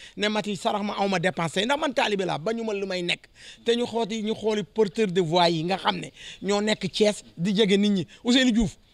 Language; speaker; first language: Wolof; non-native, local second language; Fula